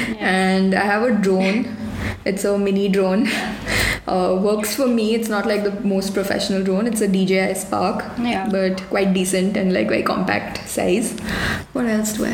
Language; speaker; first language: English; non-native, local second language; Hindi